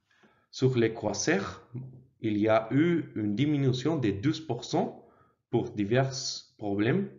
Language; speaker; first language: French; non-native, learner; Spanish